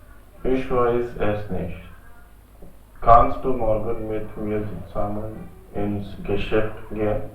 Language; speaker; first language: German; non-native, learner; Hindi